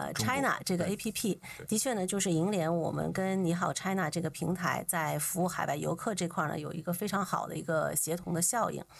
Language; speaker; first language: Chinese; native; Chinese